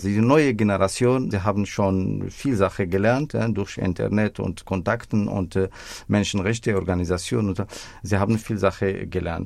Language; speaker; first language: German; non-native, fluent; Arabic